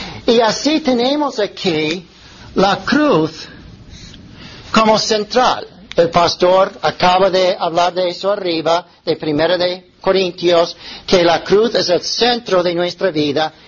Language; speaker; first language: Spanish; non-native, fluent; English